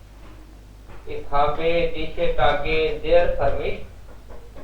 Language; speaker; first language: German; non-native, learner; Hindi